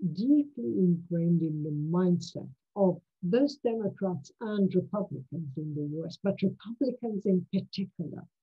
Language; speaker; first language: English; non-native, fluent; Persian